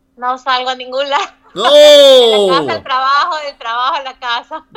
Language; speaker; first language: Spanish; native; Spanish